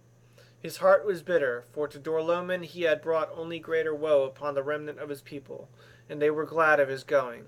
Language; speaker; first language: English; native; English